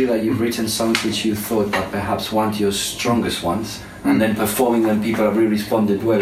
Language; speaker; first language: English; non-native, fluent; Spanish